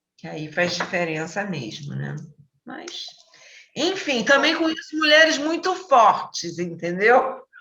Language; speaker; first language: Portuguese; native; Portuguese